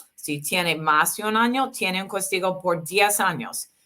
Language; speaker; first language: Spanish; non-native, learner; English